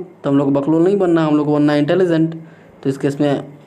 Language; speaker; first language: Hindi; native; Hindi